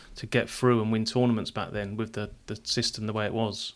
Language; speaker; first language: English; native; English